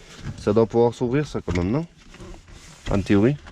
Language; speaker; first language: French; native; French